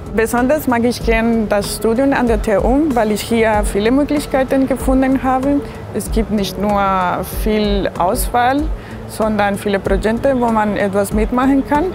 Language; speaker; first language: German; non-native, fluent; Spanish